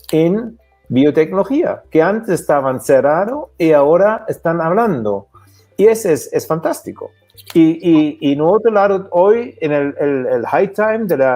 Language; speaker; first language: Spanish; non-native, fluent; German